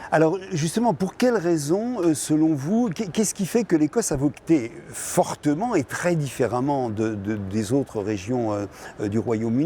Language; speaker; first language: French; native; French